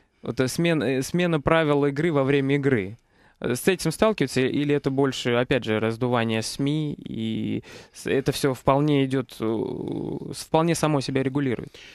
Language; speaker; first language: Russian; native; Russian